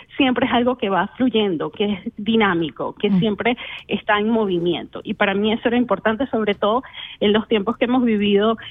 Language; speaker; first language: Spanish; native; Spanish